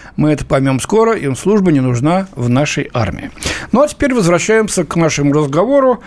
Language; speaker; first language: Russian; native; Russian